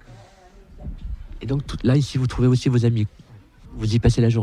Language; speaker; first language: French; native; French